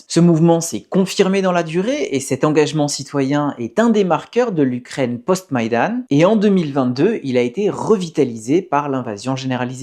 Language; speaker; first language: French; native; French